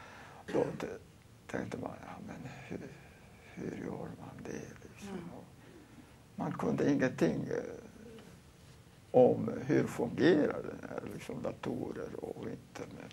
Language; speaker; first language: Swedish; non-native, fluent; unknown